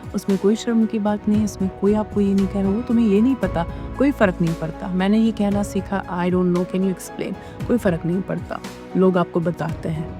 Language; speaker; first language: Hindi; native; Hindi